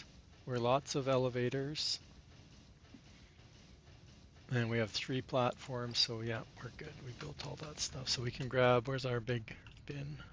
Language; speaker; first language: English; native; English